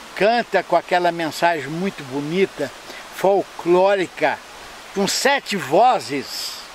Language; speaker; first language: Portuguese; native; Portuguese